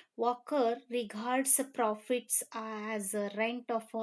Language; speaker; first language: English; non-native, local second language; Kannada